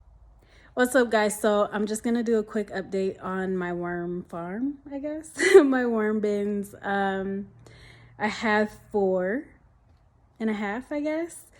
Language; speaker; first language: English; native; English